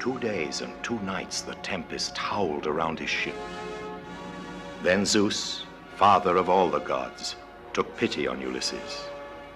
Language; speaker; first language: English; native; English